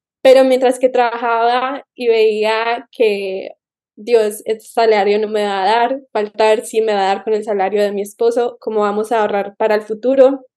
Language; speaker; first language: Spanish; early bilingual, heritage; Spanish